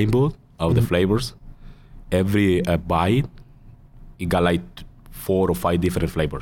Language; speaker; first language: English; non-native, learner; Spanish